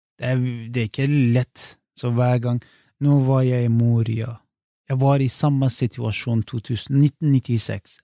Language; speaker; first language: Norwegian; non-native, fluent; Kurdish